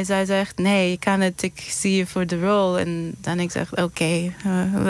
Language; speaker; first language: Dutch; non-native, learner; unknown